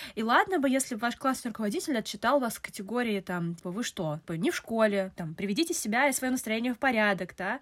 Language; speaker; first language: Russian; native; Russian